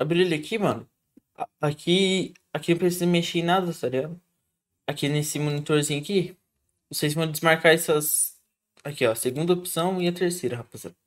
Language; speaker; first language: Portuguese; native; Portuguese